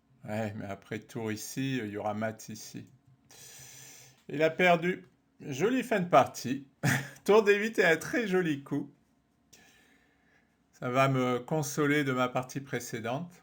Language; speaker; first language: French; native; French